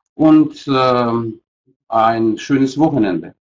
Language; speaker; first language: German; non-native, fluent; Russian